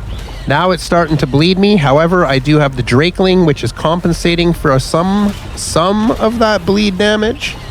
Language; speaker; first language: English; native; English